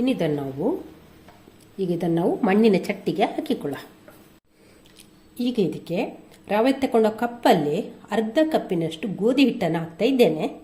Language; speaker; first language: Kannada; native; Kannada